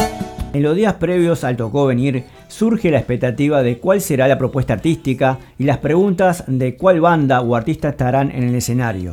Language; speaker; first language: Spanish; native; Spanish